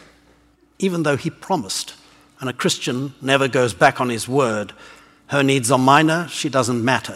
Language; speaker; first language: English; native; English